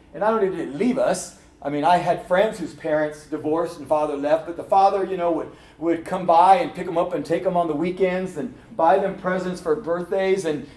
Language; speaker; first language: English; native; English